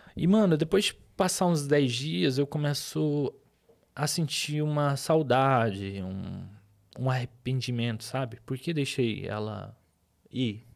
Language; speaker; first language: Portuguese; early bilingual, other home language; Arabic